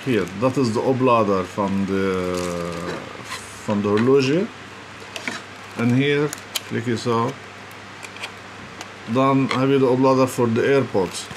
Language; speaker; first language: Dutch; non-native, fluent; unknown